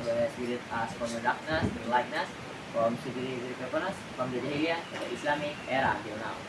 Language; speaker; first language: English; non-native, learner; Indonesian